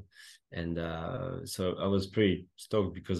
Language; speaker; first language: English; non-native, fluent; French